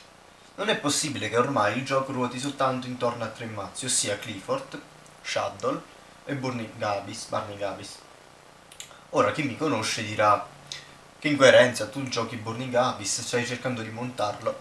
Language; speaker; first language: Italian; native; Italian